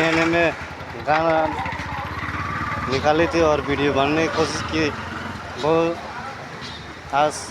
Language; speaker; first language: Hindi; non-native, local second language; Kok Borok